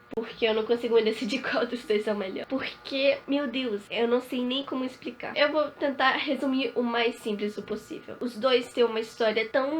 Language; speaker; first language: Portuguese; early bilingual, other home language; Spanish